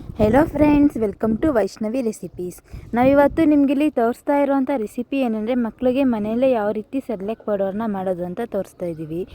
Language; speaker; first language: Kannada; native; Kannada